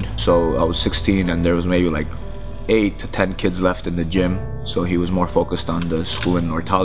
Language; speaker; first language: English; early bilingual, other home language; Armenian